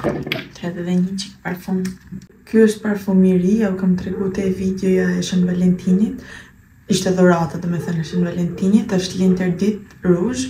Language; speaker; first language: Albanian; native; Albanian